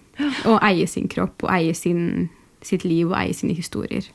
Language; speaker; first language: Norwegian; early bilingual, other home language; Arabic